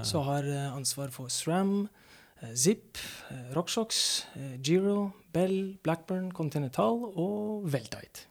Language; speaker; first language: Norwegian; non-native, fluent; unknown